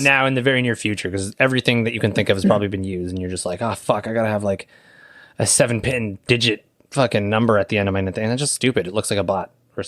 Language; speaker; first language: English; native; English